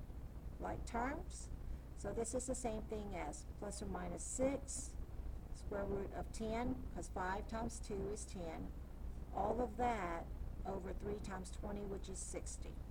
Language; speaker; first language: English; native; English